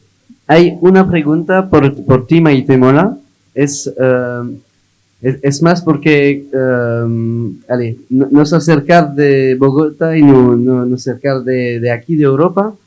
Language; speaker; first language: Spanish; non-native, learner; French